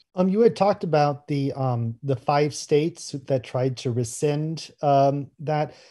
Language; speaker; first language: English; native; English